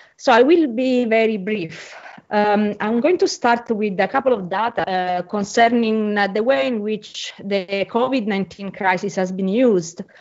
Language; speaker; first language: English; non-native, fluent; Italian